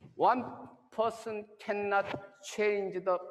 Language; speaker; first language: English; non-native, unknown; Korean